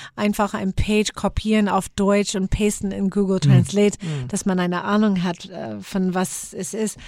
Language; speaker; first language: German; non-native, fluent; English